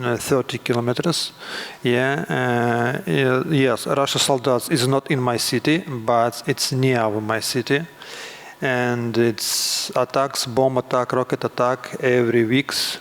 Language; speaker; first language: English; non-native, learner; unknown